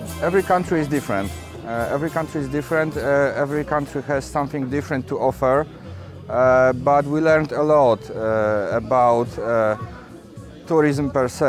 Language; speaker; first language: English; non-native, learner; Italian